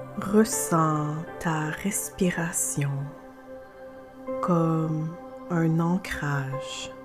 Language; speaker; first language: French; native; French